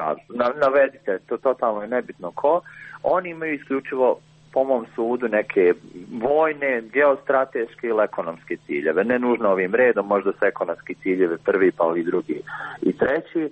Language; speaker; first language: Croatian; native; Croatian